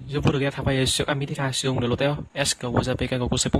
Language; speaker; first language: French; non-native, learner; Vietnamese